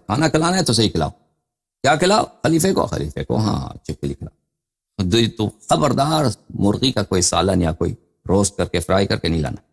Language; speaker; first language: Urdu; non-native, fluent; Persian